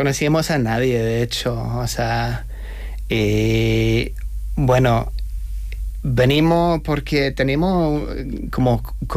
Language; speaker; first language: Spanish; non-native, fluent; English